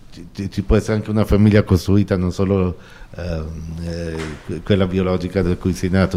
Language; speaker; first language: Italian; native; Italian